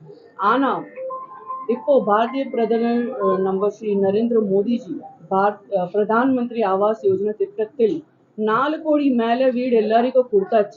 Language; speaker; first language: Tamil; non-native, learner; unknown